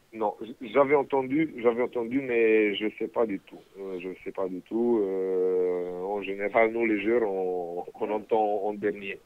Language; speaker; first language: French; non-native, fluent; Romanian